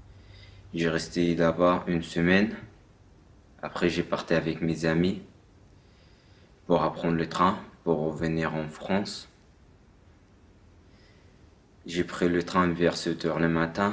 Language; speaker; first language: French; non-native, learner; Arabic